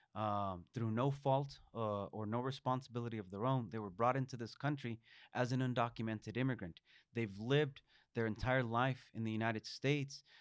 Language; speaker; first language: English; early bilingual, other home language; Spanish